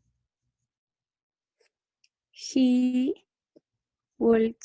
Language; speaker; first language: English; non-native, learner; Spanish